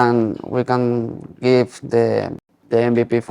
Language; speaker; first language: English; non-native, learner; Spanish